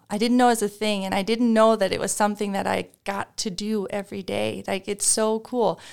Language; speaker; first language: English; non-native, fluent; Danish